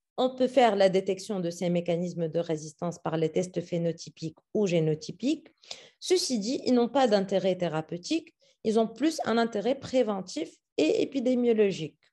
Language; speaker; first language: French; non-native, local second language; Arabic